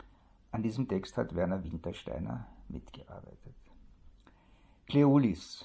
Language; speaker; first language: German; native; German